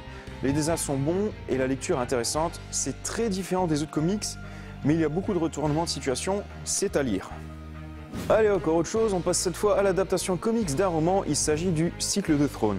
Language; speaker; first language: French; native; French